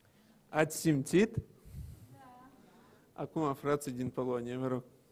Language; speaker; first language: Romanian; non-native, local second language; Russian